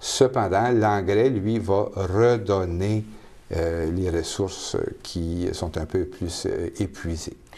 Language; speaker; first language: French; native; French